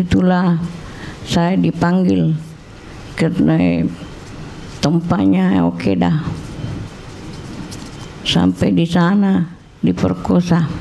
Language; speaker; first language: Indonesian; non-native, local second language; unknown